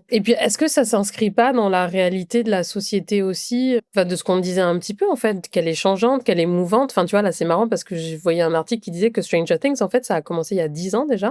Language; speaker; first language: French; native; French